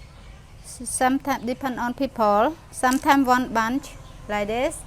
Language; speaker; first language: English; non-native, learner; Khmer